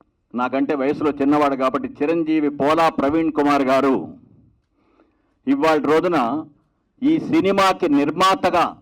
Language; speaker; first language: Telugu; native; Telugu